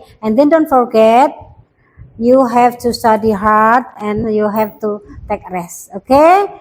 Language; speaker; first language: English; non-native, local second language; Indonesian